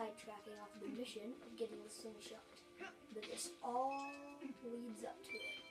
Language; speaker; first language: English; native; English